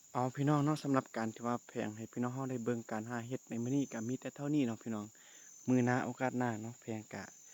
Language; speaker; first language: Lao; native; Lao